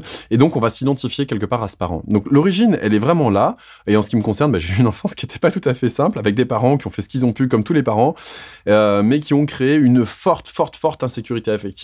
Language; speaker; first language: French; native; French